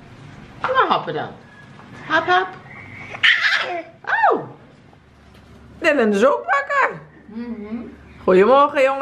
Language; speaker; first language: Dutch; native; Dutch